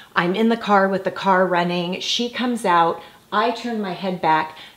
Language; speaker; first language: English; native; English